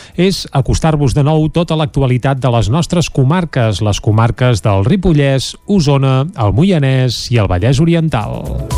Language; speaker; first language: Catalan; native; Catalan